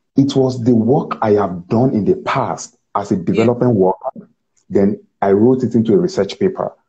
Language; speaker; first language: English; non-native, local second language; Yoruba